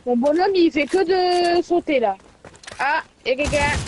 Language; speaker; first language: French; native; French